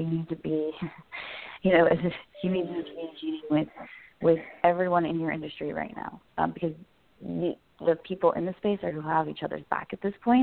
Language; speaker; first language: English; native; English